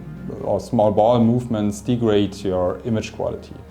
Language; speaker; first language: English; non-native, fluent; German